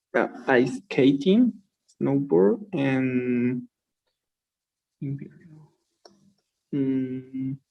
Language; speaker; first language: English; non-native, learner; Spanish